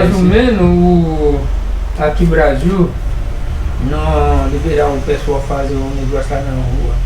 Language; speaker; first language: Portuguese; non-native, learner; Haitian Creole